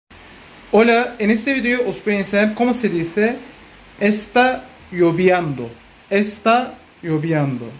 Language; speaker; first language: Spanish; non-native, fluent; Turkish